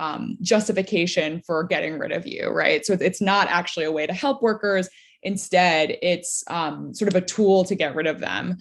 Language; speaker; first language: English; native; English